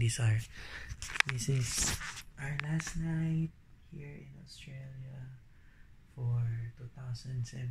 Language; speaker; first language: English; non-native, local second language; Filipino